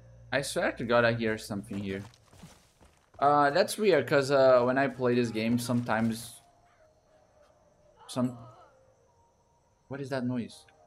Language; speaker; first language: English; non-native, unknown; Portuguese